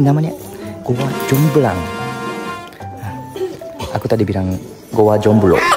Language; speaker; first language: Indonesian; non-native, fluent; Japanese